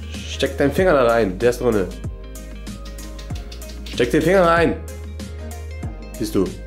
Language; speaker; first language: German; native; German